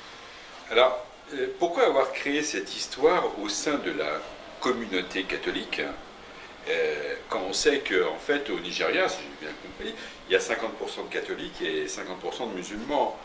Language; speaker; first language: French; native; French